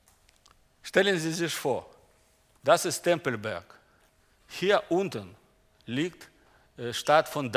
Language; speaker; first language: German; non-native, learner; Russian